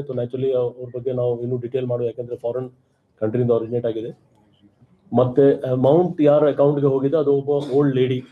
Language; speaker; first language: Kannada; non-native, fluent; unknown